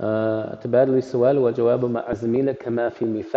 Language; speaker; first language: Arabic; non-native, fluent; English